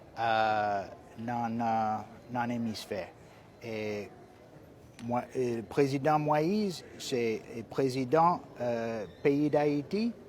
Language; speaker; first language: Haitian Creole; non-native, fluent; English